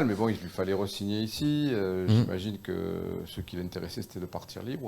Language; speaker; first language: French; native; French